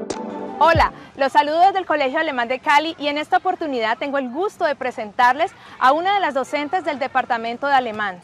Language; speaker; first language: Spanish; native; Spanish